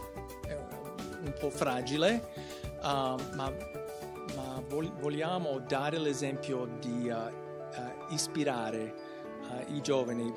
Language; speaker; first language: Italian; non-native, fluent; English